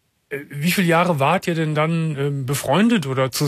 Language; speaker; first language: German; native; German